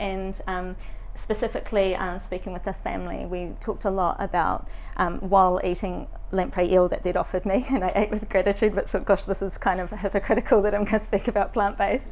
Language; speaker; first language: English; native; English